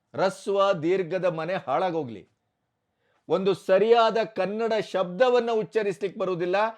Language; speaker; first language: Kannada; native; Kannada